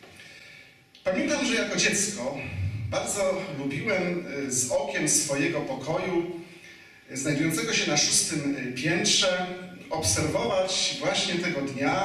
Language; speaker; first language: Polish; native; Polish